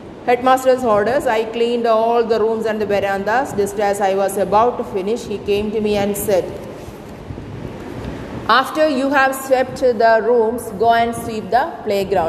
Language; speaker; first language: English; non-native, local second language; Malayalam